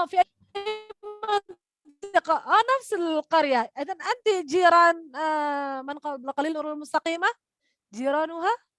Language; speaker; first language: Arabic; non-native, fluent; Indonesian